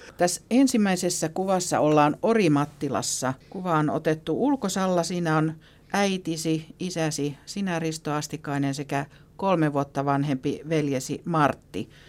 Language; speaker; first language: Finnish; native; Finnish